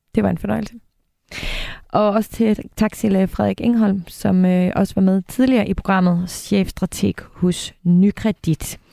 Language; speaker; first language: Danish; native; Danish